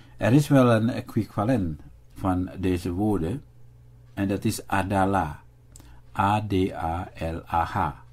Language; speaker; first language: Dutch; non-native, fluent; Indonesian